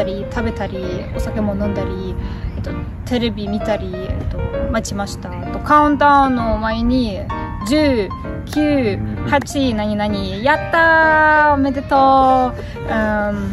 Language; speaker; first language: Japanese; non-native, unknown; Russian